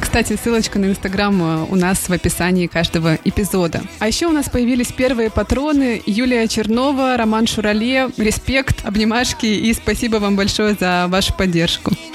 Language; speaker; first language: Russian; native; Russian